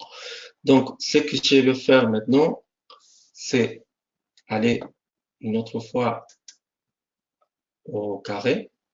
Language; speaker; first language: French; non-native, fluent; Spanish